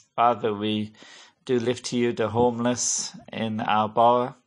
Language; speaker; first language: English; native; English